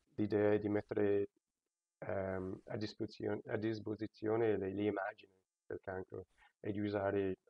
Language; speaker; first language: Italian; non-native, fluent; English